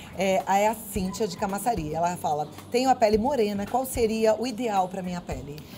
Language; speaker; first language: Portuguese; native; Portuguese